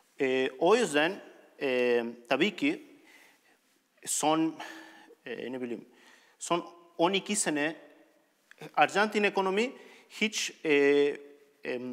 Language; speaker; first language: Turkish; non-native, learner; Spanish